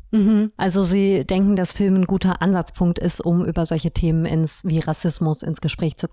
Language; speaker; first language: German; native; German